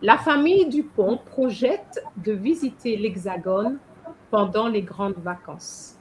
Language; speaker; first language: French; non-native, fluent; English